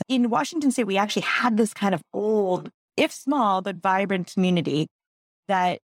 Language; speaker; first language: English; early bilingual, other home language; Gujarati